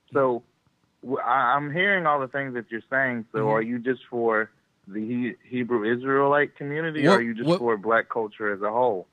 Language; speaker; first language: English; native; English